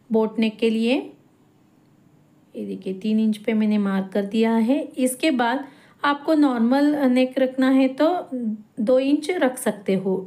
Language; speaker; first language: Hindi; non-native, local second language; Kannada